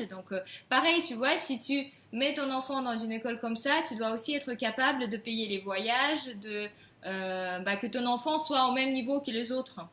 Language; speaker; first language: French; non-native, fluent; Russian